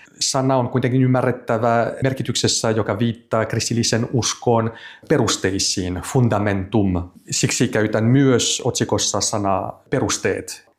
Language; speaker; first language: Finnish; non-native, fluent; French